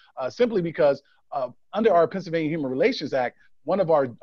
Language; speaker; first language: English; native; English